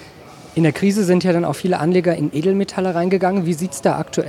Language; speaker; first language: German; native; German